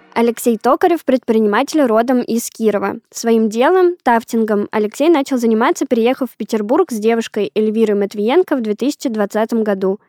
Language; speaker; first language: Russian; native; Russian